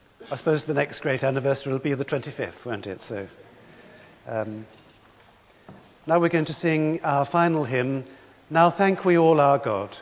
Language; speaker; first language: English; native; English